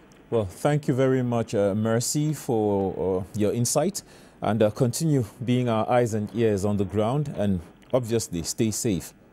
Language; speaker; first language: English; native; English